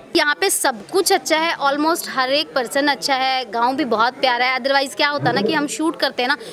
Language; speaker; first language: Hindi; native; Hindi